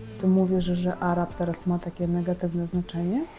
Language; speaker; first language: Polish; non-native, fluent; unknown